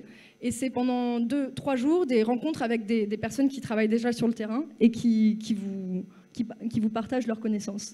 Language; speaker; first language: French; native; French